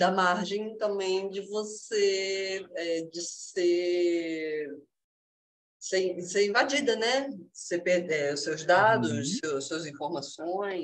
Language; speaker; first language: Portuguese; native; Portuguese